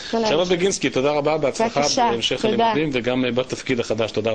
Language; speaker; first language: Hebrew; native; Hebrew